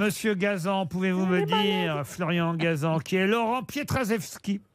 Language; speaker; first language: French; native; French